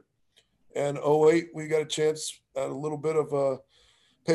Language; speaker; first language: English; native; English